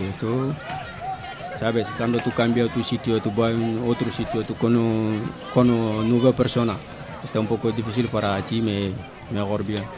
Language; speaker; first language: Spanish; non-native, learner; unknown